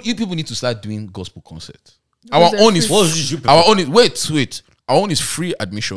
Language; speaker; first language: English; native; English